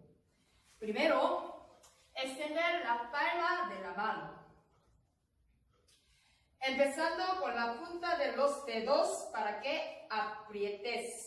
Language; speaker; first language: Spanish; non-native, learner; Korean